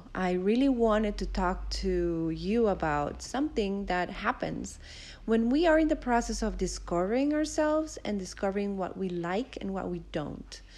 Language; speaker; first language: English; non-native, fluent; Spanish